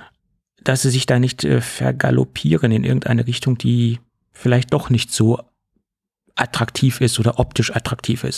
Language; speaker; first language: German; native; German